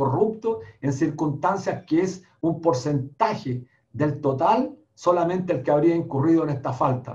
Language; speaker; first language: Spanish; native; Spanish